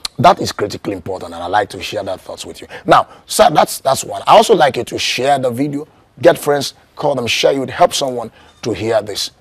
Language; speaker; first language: English; non-native, local second language; Igbo